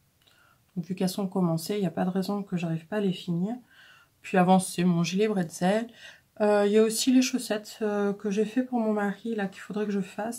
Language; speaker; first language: French; native; French